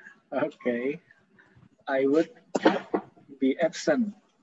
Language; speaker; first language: English; non-native, fluent; Indonesian